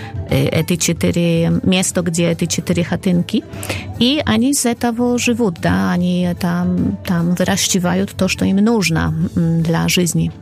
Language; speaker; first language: Russian; non-native, fluent; Polish